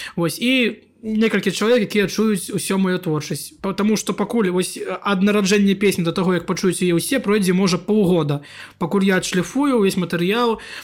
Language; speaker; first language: Belarusian; non-native, local second language; Russian